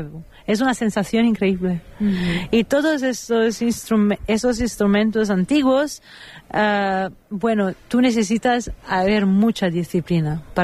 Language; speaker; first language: Spanish; non-native, fluent; Italian